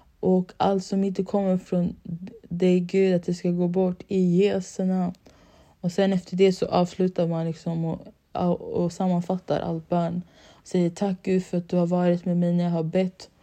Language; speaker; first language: Swedish; early bilingual, other home language; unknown